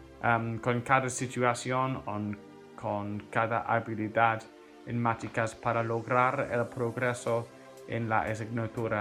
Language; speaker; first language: Spanish; non-native, fluent; English